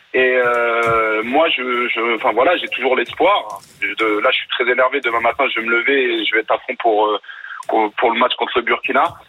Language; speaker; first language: French; early bilingual, other home language; Arabic